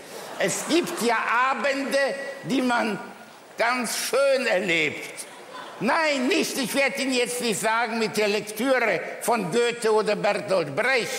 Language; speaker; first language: German; early bilingual, other home language; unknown